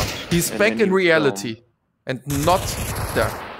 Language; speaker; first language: English; non-native, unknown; German